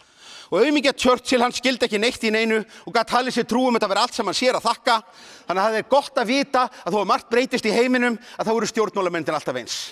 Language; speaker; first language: Icelandic; native; Icelandic